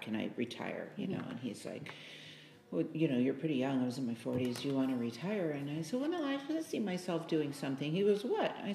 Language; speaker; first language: English; native; English